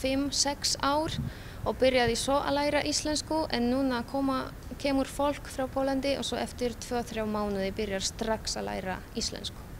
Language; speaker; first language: Icelandic; non-native, fluent; Polish